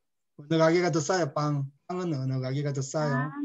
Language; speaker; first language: Korean; non-native, fluent; Spanish